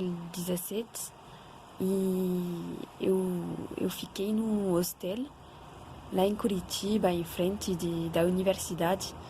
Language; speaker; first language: Portuguese; non-native, fluent; French